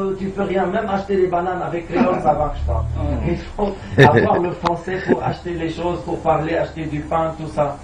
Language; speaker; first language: French; non-native, fluent; Arabic